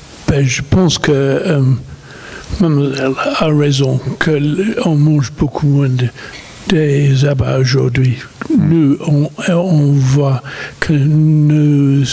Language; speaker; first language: French; non-native, fluent; English